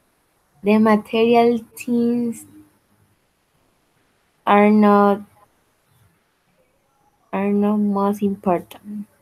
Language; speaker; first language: English; non-native, learner; Spanish